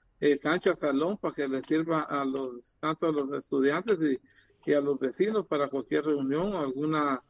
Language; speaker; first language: Spanish; native; Spanish